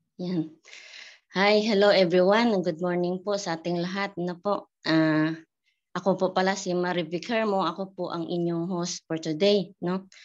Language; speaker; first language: Filipino; non-native, local second language; Cebuano